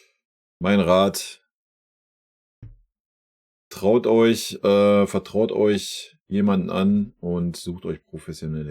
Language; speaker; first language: German; native; German